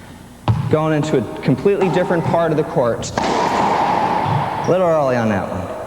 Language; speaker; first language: English; native; English